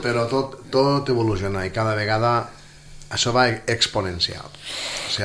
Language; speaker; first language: Catalan; native; Catalan